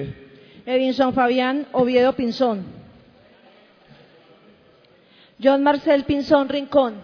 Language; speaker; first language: Spanish; native; Spanish